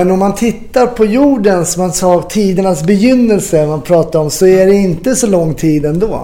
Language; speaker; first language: Swedish; native; Swedish